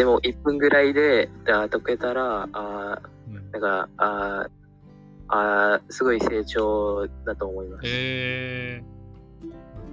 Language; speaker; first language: Japanese; non-native, learner; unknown